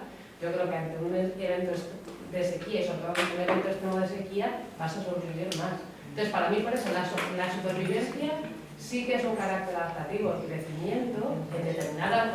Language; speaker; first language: Spanish; native; Spanish